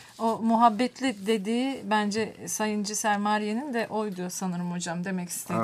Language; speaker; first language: Turkish; native; Turkish